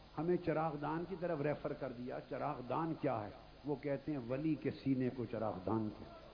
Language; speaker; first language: Urdu; non-native, local second language; Punjabi